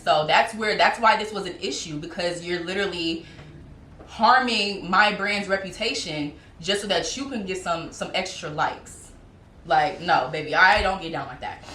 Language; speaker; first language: English; native; English